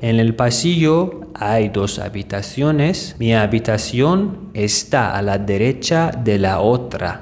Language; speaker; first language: Spanish; non-native, fluent; Persian